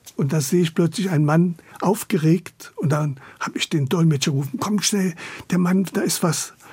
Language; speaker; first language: German; native; German